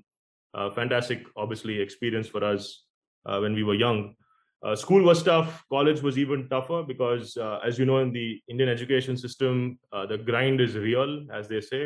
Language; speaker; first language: English; non-native, local second language; Konkani